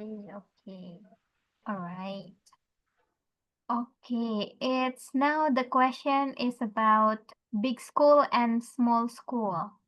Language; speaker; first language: English; non-native, fluent; Indonesian